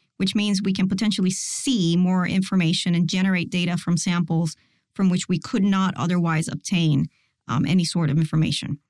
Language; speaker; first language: English; non-native, fluent; Spanish